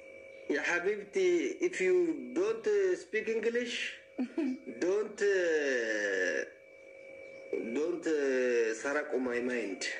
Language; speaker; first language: English; non-native, learner; Oromo